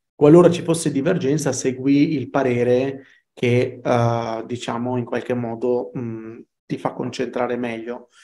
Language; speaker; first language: Italian; early bilingual, other home language; Arabic